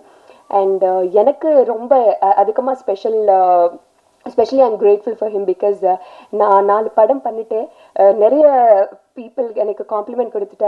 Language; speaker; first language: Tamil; non-native, learner; Telugu